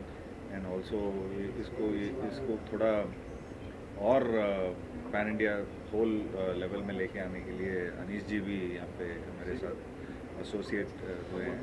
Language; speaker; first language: Hindi; non-native, local second language; Tamil